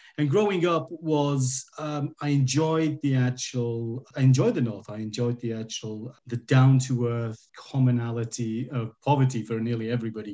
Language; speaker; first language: English; native; English